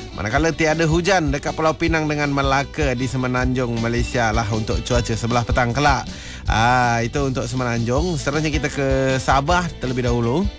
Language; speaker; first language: Malay; non-native, local second language; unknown